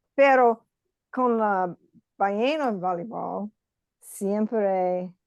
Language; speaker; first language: Spanish; non-native, learner; English